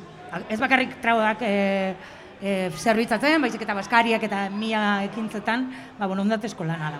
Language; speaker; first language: Basque; native; Basque